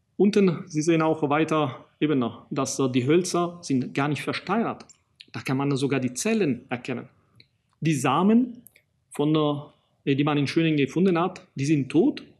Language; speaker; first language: German; non-native, fluent; Italian